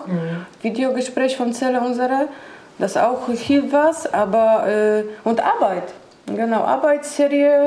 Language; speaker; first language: German; non-native, learner; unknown